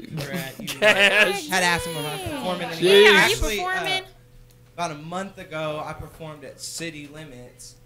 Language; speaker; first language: English; native; English